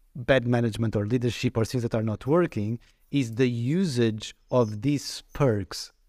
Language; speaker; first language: English; non-native, fluent; Portuguese